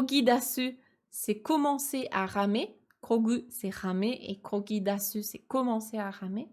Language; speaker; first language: French; native; French